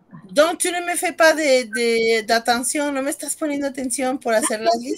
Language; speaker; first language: Spanish; native; Spanish